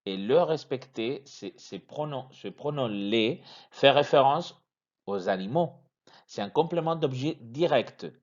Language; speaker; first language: French; non-native, fluent; Spanish